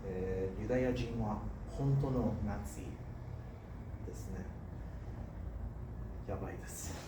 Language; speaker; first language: Japanese; non-native, learner; English